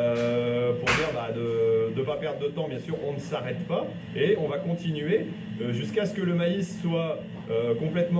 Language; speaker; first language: French; native; French